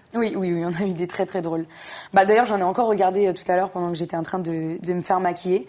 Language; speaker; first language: French; native; French